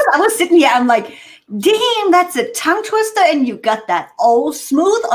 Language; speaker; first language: English; non-native, fluent; German